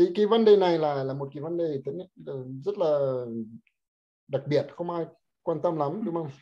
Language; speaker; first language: Vietnamese; non-native, fluent; English